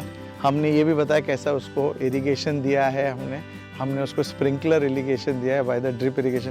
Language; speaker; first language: Hindi; non-native, local second language; Marathi